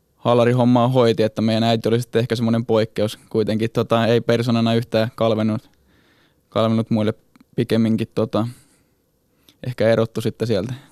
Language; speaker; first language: Finnish; native; Finnish